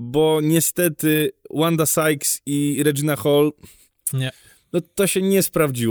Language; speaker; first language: Polish; native; Polish